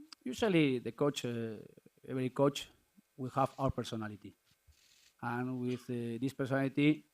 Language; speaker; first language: English; non-native, learner; Spanish